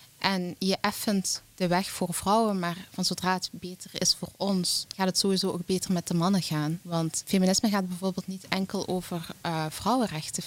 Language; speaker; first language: Dutch; early bilingual, other home language; Arabic